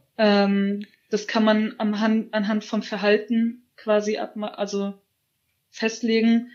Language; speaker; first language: German; early bilingual, other home language; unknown